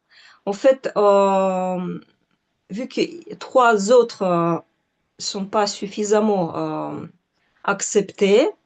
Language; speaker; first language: French; non-native, fluent; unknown